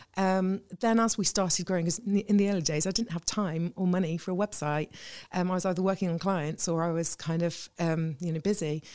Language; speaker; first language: English; native; English